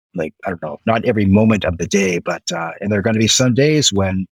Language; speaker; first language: English; native; English